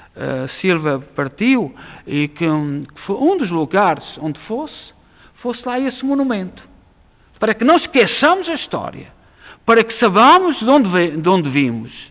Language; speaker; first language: Portuguese; native; Portuguese